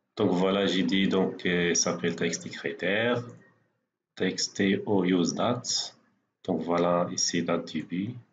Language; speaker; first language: French; non-native, local second language; Arabic